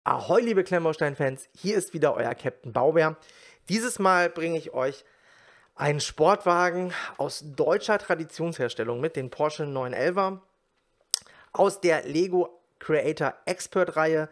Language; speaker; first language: German; native; German